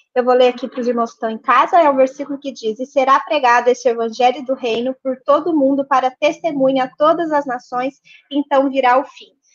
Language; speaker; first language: Portuguese; native; Portuguese